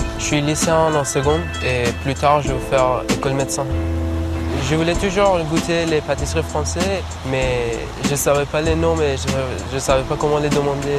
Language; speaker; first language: French; non-native, learner; Persian